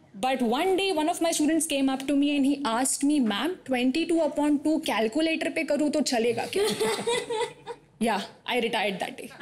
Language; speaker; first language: English; non-native, local second language; Hindi